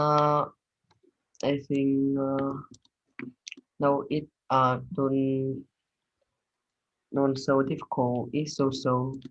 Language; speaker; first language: English; non-native, learner; Vietnamese